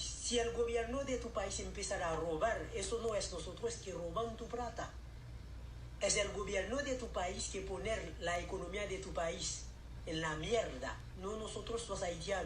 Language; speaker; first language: Spanish; non-native, learner; Haitian Creole